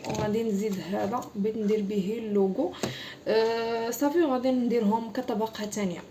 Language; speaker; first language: Arabic; native; Arabic